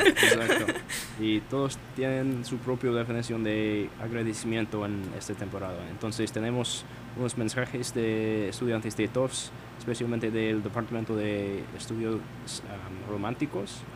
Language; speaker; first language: Spanish; non-native, learner; English